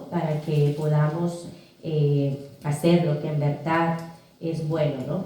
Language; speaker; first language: Spanish; native; Spanish